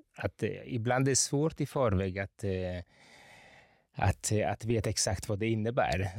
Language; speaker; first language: Swedish; non-native, fluent; Italian